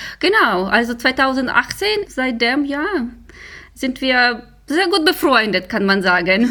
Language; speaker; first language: German; non-native, fluent; Ukrainian